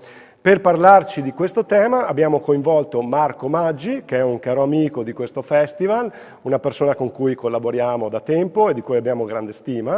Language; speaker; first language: Italian; native; Italian